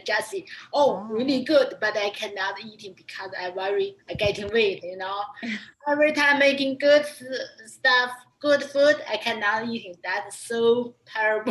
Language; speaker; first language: English; non-native, learner; Chinese